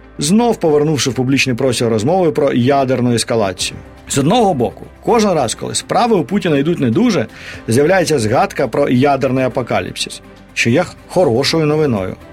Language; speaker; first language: Ukrainian; non-native, local second language; Russian